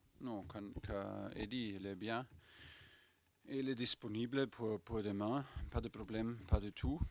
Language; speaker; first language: French; non-native, fluent; German